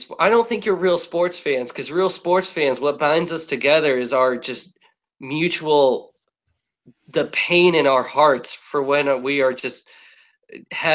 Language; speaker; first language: English; native; English